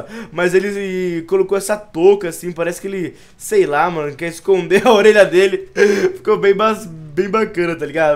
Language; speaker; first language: Portuguese; native; Portuguese